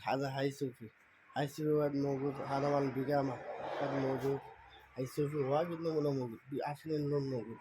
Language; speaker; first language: Arabic; non-native, learner; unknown